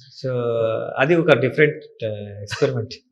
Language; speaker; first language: Telugu; non-native, learner; Kannada